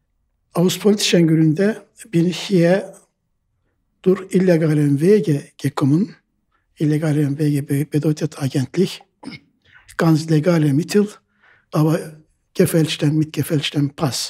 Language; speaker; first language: German; non-native, fluent; Turkish